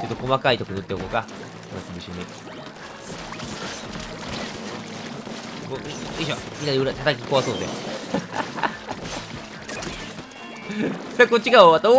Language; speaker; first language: Japanese; native; Japanese